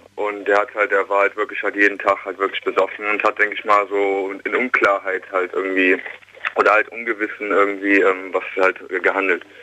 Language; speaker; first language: German; native; German